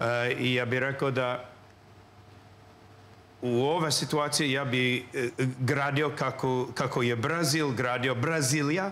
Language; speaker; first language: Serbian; non-native, learner; English